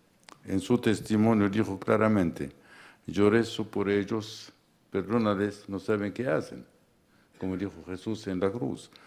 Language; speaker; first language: Spanish; non-native, fluent; Arabic